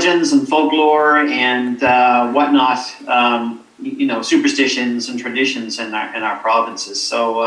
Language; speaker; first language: English; native; English